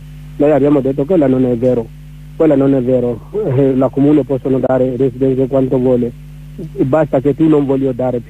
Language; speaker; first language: Italian; non-native, learner; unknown